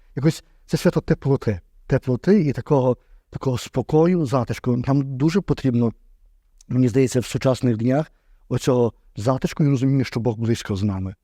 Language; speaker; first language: Ukrainian; native; Ukrainian